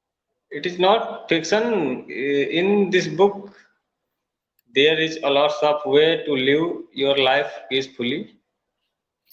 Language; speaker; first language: English; non-native, learner; Hindi